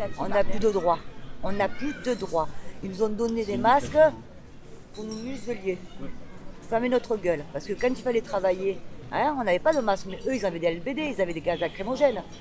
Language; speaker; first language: French; native; French